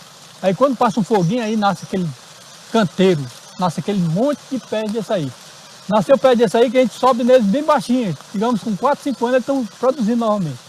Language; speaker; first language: Portuguese; native; Portuguese